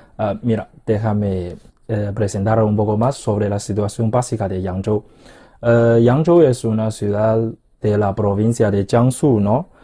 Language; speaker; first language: Spanish; non-native, fluent; Chinese